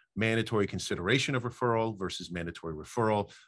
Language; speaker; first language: English; native; English